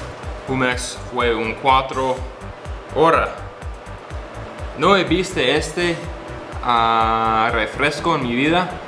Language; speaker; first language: Spanish; non-native, learner; English